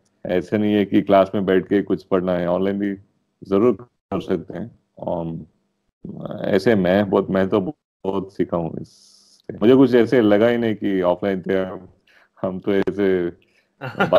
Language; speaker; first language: Hindi; non-native, local second language; Telugu